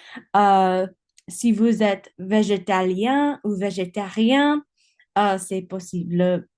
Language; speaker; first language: French; non-native, learner; English